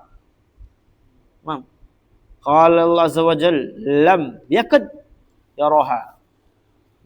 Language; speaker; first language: Arabic; non-native, fluent; Indonesian